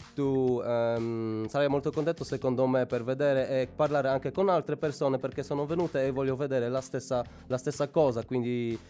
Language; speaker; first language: Italian; non-native, learner; Polish